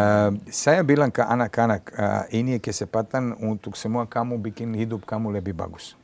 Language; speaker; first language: Indonesian; non-native, learner; Serbian